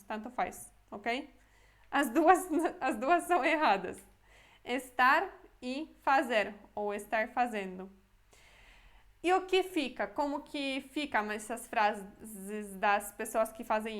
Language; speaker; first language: Portuguese; non-native, fluent; Polish